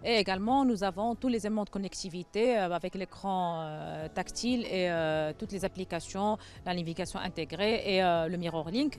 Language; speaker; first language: French; non-native, local second language; Arabic